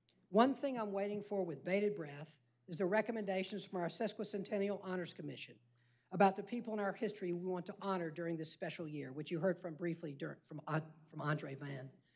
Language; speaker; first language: English; native; English